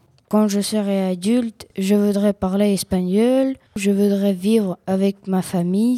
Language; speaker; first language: French; non-native, learner; Ukrainian